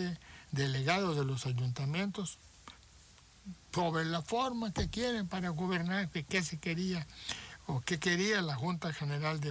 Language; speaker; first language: Spanish; native; Spanish